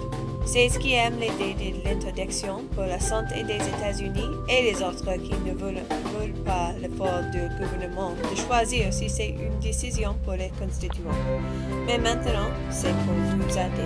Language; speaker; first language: French; non-native, learner; English